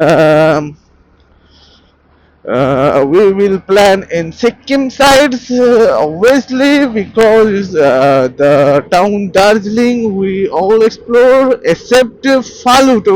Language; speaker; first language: English; non-native, local second language; Bangla